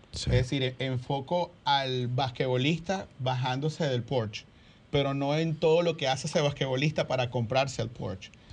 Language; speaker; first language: Spanish; native; Spanish